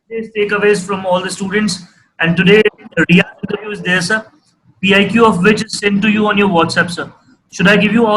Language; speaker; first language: English; non-native, local second language; Hindi